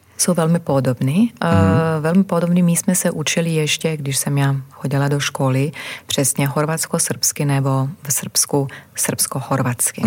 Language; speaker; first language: Czech; non-native, fluent; Croatian